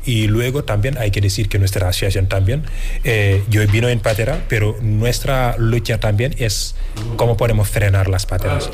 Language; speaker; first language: Spanish; non-native, fluent; Wolof